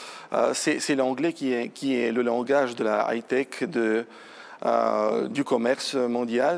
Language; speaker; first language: French; non-native, fluent; Bulgarian